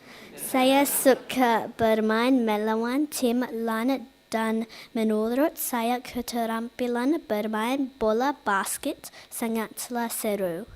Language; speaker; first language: Indonesian; non-native, learner; English